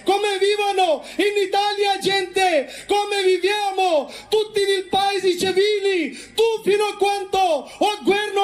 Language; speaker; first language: Italian; non-native, fluent; Urdu